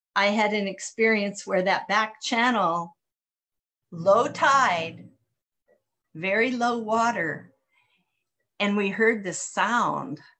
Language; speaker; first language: English; native; English